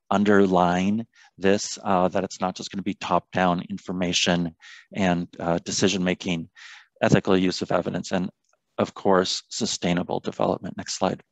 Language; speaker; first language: English; native; English